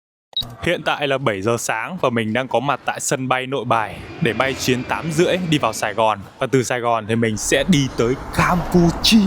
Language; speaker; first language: Vietnamese; native; Vietnamese